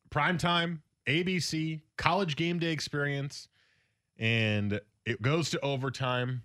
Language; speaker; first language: English; native; English